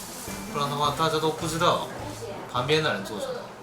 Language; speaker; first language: Chinese; non-native, fluent; Japanese